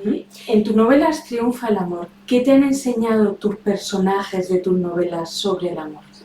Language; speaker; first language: Spanish; native; Spanish